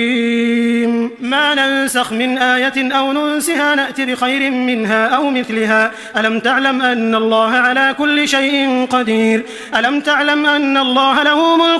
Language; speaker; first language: Arabic; native; Arabic